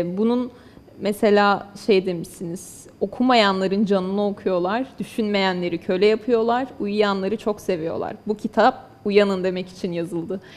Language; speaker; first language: Turkish; native; Turkish